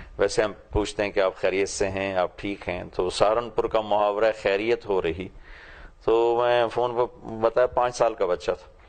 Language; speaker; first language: Urdu; non-native, local second language; Punjabi